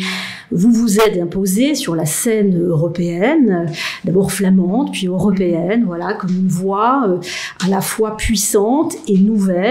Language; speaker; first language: French; native; French